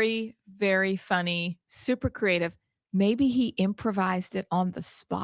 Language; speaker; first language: English; native; English